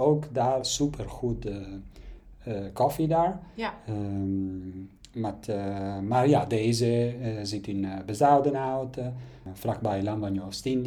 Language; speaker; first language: Dutch; non-native, learner; Italian